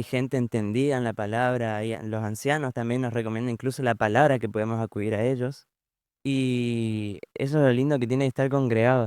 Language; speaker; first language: Spanish; native; Spanish